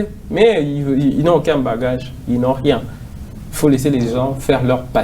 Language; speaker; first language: French; non-native, local second language; Swahili